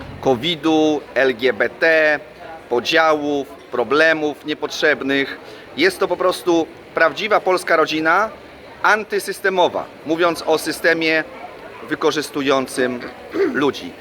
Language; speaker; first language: Polish; native; Polish